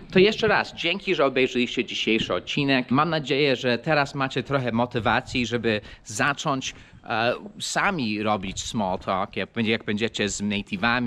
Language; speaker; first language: Polish; non-native, fluent; English